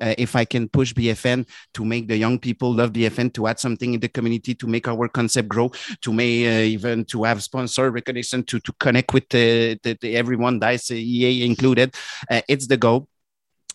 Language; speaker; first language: English; non-native, fluent; French